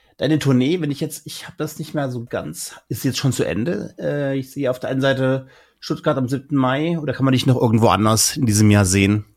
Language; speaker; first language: German; native; German